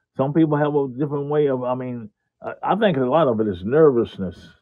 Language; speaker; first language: English; native; English